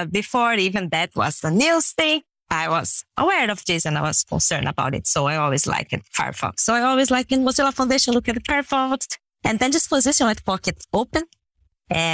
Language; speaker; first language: English; non-native, fluent; Portuguese